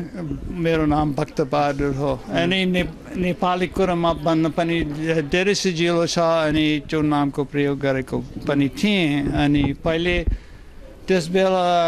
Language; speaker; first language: Nepali; non-native, fluent; German